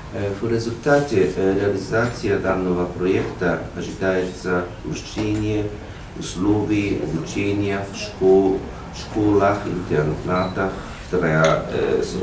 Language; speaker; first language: Russian; non-native, learner; Japanese